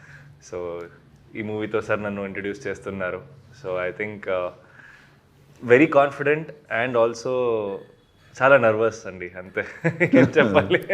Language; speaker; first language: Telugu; non-native, learner; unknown